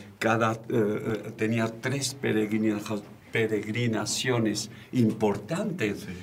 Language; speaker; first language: Spanish; non-native, fluent; French